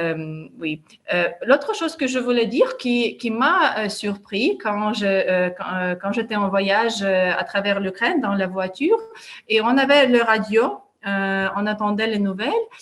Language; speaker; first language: French; non-native, fluent; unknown